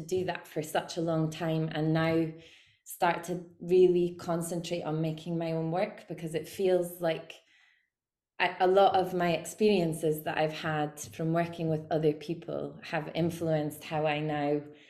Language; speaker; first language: English; native; English